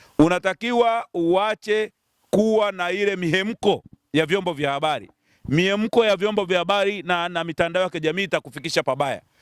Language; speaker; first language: Swahili; native; Swahili